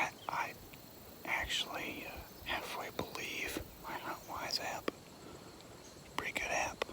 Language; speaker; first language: English; native; English